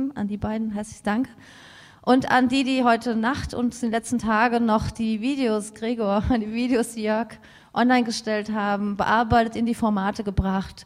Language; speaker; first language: German; native; German